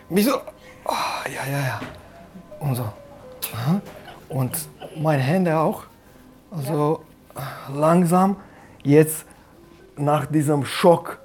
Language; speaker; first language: German; non-native, fluent; Romanian